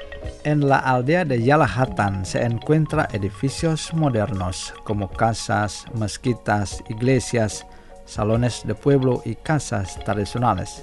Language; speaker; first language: Spanish; non-native, fluent; Indonesian